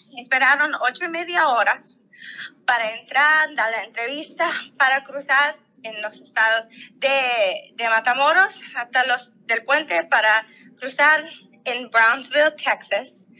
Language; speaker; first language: Spanish; non-native, fluent; Russian